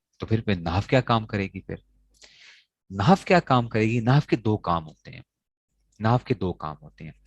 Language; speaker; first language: Urdu; non-native, local second language; Pashto